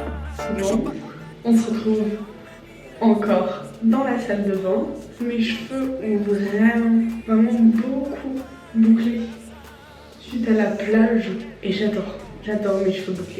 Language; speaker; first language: French; native; French